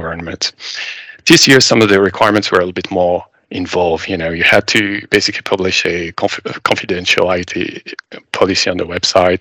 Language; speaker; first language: English; non-native, fluent; French